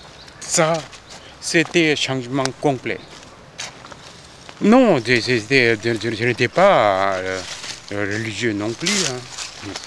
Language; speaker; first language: French; non-native, fluent; Korean